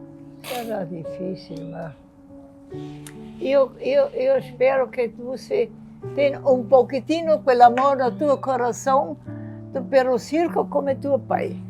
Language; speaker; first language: Portuguese; non-native, fluent; Italian